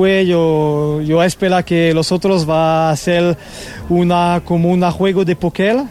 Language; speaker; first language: Spanish; non-native, learner; French